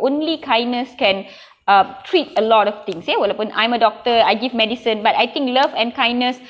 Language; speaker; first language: English; non-native, local second language; Tamil